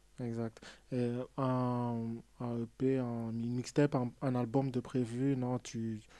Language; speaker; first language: French; native; French